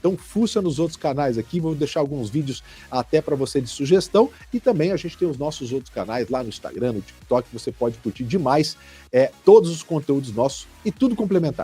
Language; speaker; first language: Portuguese; native; Portuguese